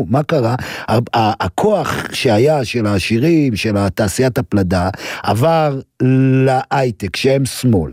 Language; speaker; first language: Hebrew; native; Hebrew